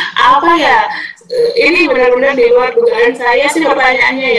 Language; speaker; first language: Indonesian; native; Indonesian